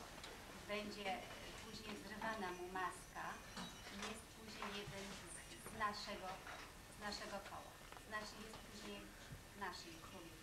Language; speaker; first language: Polish; non-native, fluent; German